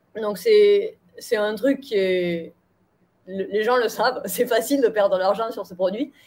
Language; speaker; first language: French; native; French